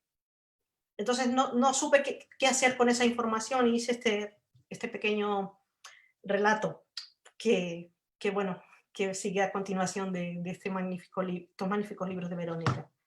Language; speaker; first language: Spanish; native; Spanish